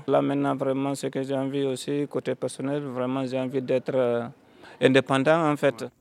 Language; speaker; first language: French; non-native, local second language; Fula